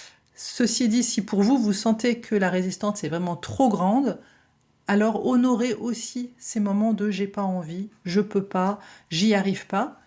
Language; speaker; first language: French; native; French